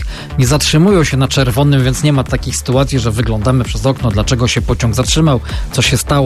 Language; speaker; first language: Polish; native; Polish